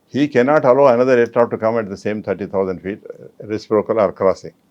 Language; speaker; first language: English; non-native, local second language; Telugu